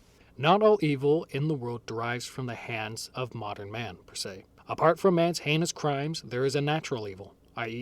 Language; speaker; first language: English; native; English